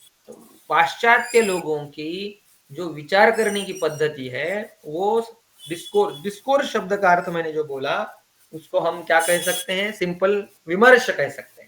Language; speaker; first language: Hindi; native; Hindi